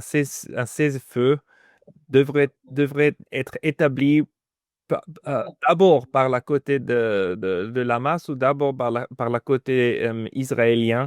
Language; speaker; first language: French; non-native, fluent; German